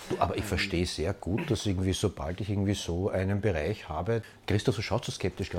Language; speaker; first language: German; native; German